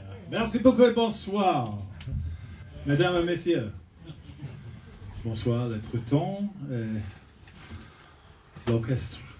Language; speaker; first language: French; non-native, learner; English